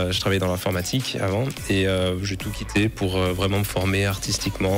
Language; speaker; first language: French; native; French